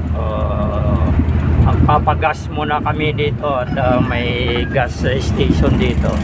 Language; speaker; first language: Filipino; non-native, local second language; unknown